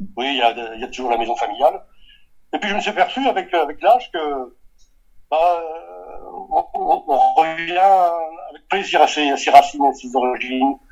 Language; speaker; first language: French; early bilingual, other home language; Portuguese